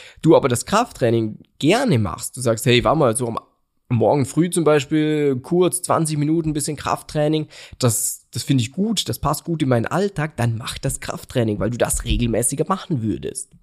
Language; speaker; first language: German; native; German